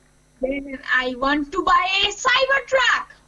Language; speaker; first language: English; non-native, learner; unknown